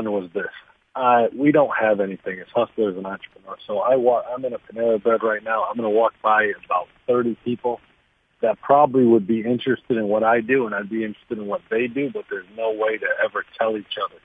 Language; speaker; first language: English; native; English